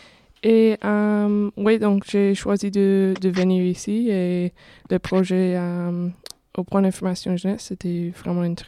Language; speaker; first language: French; non-native, fluent; English